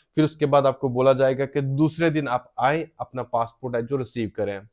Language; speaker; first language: Hindi; native; Hindi